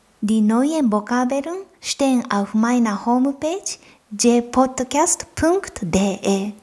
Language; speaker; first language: German; non-native, fluent; Japanese